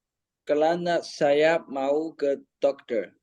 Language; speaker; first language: Indonesian; non-native, learner; Chinese